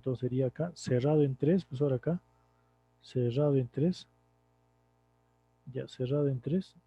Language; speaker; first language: Spanish; native; Spanish